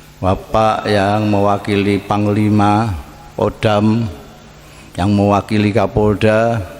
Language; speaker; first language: Indonesian; non-native, local second language; Javanese